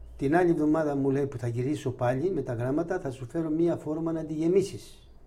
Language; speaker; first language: Greek; non-native, local second language; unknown